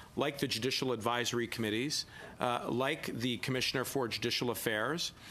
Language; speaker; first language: English; native; English